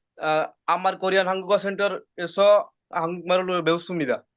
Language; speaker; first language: Korean; non-native, learner; Bangla